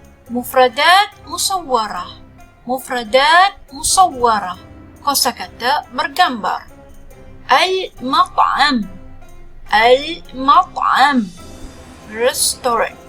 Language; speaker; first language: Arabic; non-native, fluent; Malay